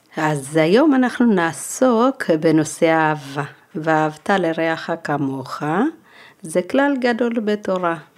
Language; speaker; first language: Hebrew; early bilingual, other home language; Amharic